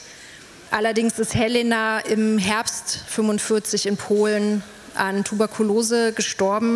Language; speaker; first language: German; native; German